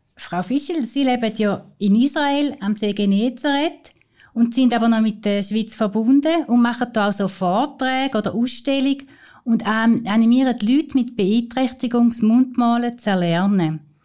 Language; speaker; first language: German; native; German